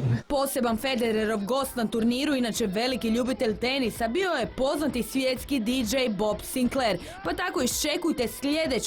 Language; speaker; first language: Croatian; native; Croatian